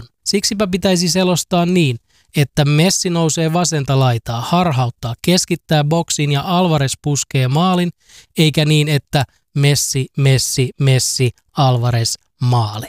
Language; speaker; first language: Finnish; native; Finnish